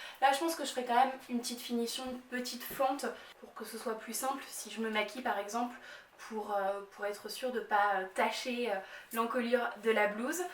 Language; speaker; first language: French; native; French